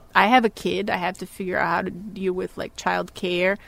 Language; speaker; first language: English; non-native, fluent; Portuguese